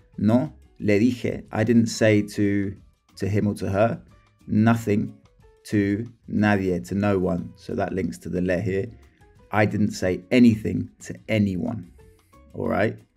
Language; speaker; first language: English; native; English